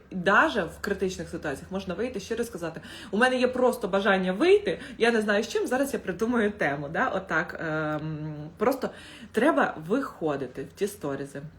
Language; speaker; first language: Ukrainian; native; Ukrainian